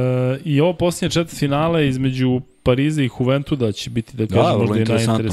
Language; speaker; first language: Serbian; native; Serbian